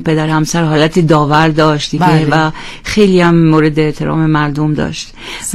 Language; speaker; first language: Persian; non-native, fluent; French